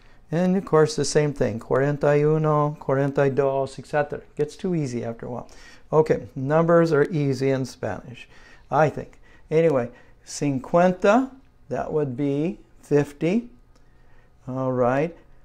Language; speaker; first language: English; native; English